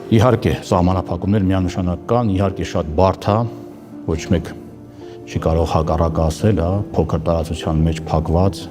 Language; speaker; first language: Armenian; native; Armenian